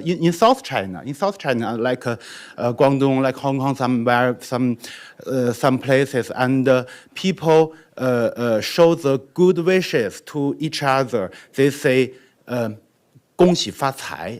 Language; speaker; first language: English; non-native, learner; Chinese